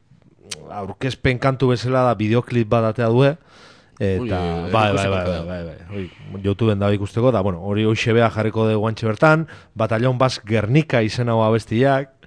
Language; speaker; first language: Basque; native; Basque